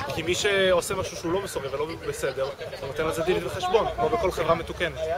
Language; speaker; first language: Hebrew; native; Hebrew